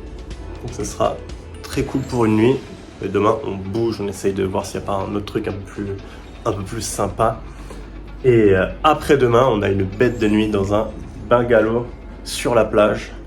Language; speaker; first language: French; native; French